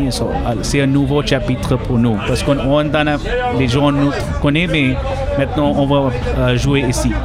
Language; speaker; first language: French; non-native, learner; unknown